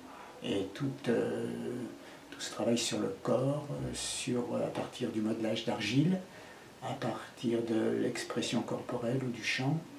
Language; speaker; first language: French; native; French